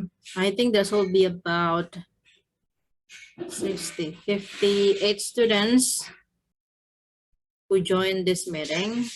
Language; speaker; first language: English; non-native, fluent; Indonesian